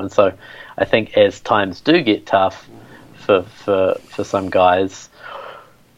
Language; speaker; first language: English; native; English